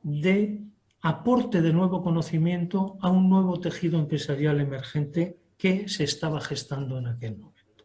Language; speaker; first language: Spanish; native; Spanish